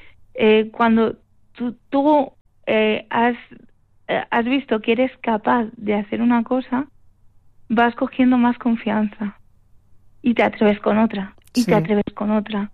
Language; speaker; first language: Spanish; native; Spanish